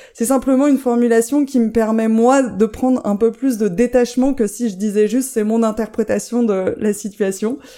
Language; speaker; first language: French; native; French